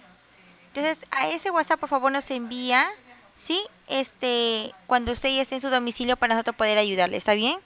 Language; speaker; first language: Spanish; native; Spanish